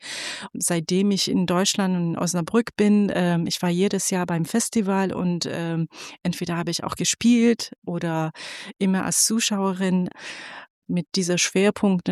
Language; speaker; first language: German; non-native, fluent; Persian